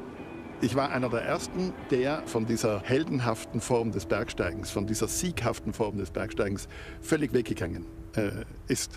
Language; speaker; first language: German; native; German